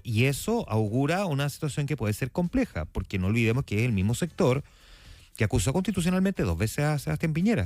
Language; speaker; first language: Spanish; native; Spanish